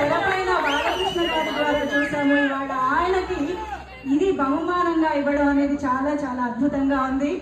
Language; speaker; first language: Telugu; native; Telugu